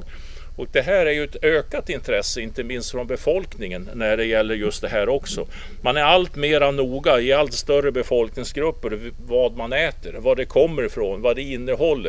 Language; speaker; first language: Swedish; native; Swedish